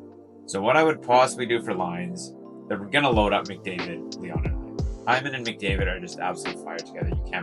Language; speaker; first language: English; native; English